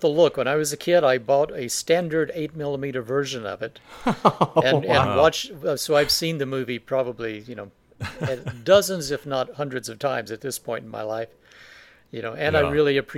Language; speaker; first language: English; native; English